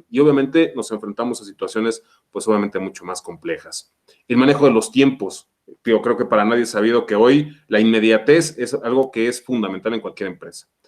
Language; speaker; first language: Spanish; native; Spanish